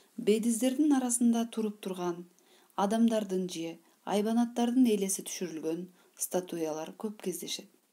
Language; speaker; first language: Kyrgyz; non-native, local second language; Uzbek